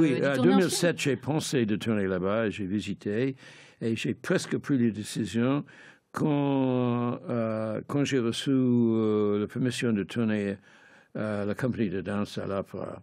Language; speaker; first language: French; non-native, fluent; English